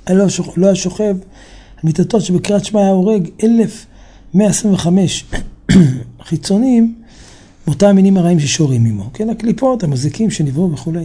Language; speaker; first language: Hebrew; native; Hebrew